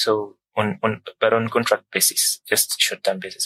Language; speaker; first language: English; non-native, local second language; Ganda